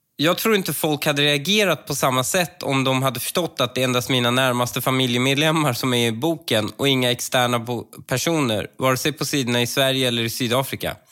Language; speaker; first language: Swedish; early bilingual, other home language; Persian